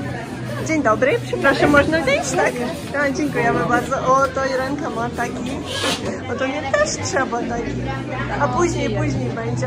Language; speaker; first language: Polish; non-native, fluent; Ukrainian